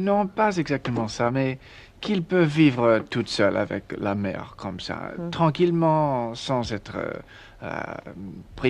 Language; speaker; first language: French; non-native, learner; English